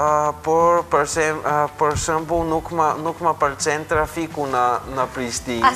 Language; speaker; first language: Albanian; non-native, fluent; Bulgarian